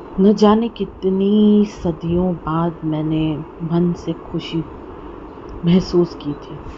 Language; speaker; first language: Hindi; non-native, local second language; Punjabi